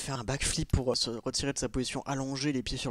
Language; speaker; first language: French; native; French